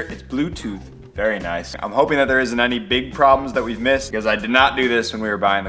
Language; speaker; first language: English; native; English